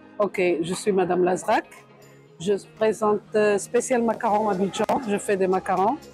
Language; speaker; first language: French; non-native, local second language; Arabic